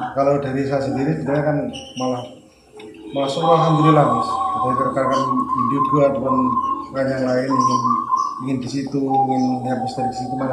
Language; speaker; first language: Indonesian; non-native, local second language; Javanese